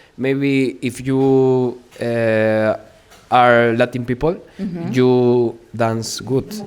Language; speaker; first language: English; non-native, learner; Spanish